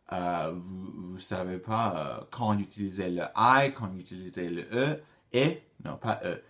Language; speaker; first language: French; non-native, fluent; English